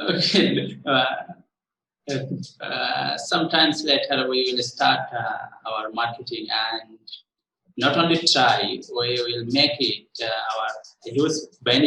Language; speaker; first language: English; non-native, learner; Bangla